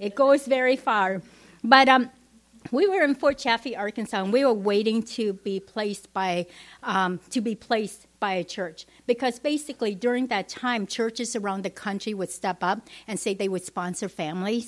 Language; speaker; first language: English; non-native, fluent; Vietnamese